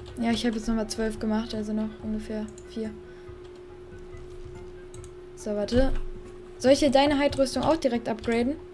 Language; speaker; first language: German; native; German